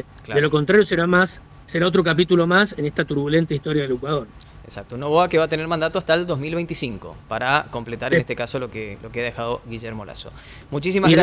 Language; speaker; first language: Spanish; native; Spanish